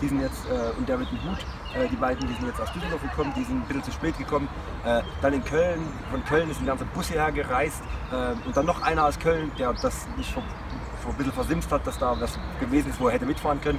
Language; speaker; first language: German; native; German